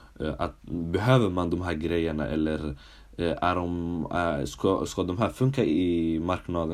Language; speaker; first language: Swedish; early bilingual, other home language; Somali